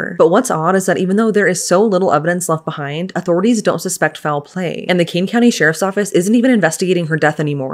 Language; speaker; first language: English; native; English